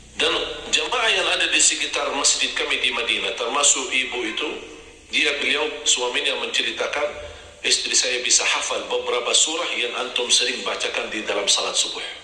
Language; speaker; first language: Indonesian; non-native, fluent; Arabic